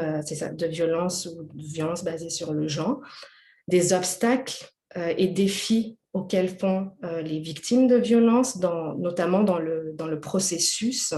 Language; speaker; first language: French; native; French